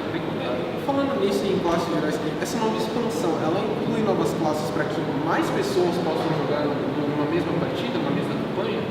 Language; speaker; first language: Portuguese; native; Portuguese